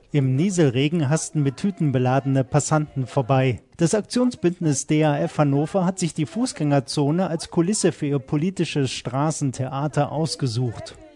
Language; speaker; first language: German; native; German